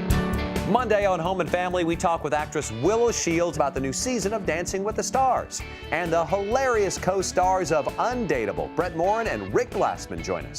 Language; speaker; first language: English; native; English